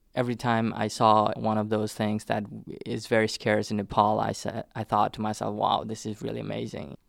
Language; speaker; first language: English; non-native, local second language; Nepali